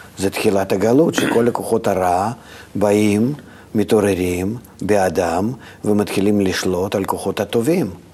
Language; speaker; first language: Hebrew; non-native, fluent; Russian